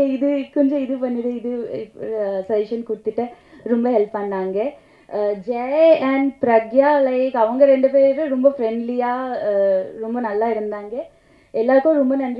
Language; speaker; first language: Tamil; non-native, fluent; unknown